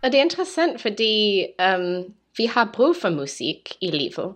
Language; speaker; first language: Danish; non-native, learner; English